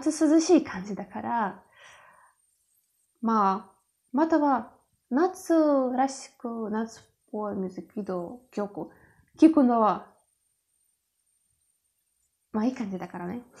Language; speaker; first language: Japanese; non-native, learner; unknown